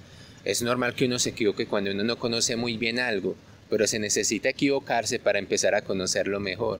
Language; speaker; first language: Spanish; native; Spanish